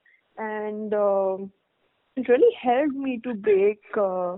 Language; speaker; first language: English; non-native, local second language; Hindi